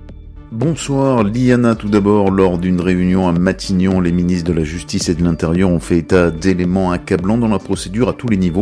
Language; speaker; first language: French; native; French